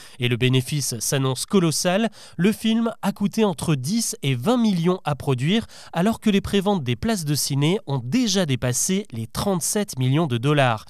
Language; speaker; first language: French; native; French